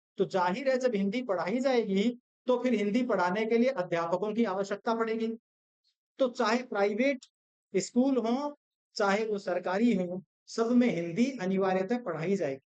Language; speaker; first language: Hindi; non-native, local second language; Gujarati